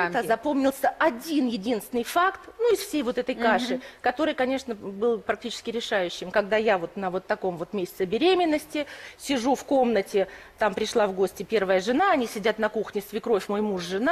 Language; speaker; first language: Russian; native; Russian